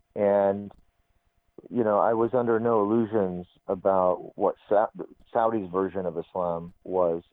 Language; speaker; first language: English; native; English